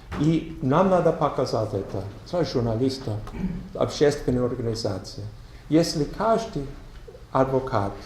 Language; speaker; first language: Russian; non-native, learner; English